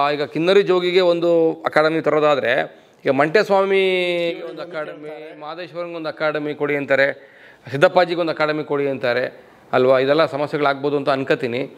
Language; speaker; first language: Kannada; native; Kannada